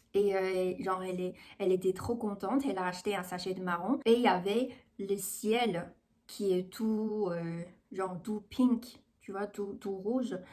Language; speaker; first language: French; non-native, fluent; Chinese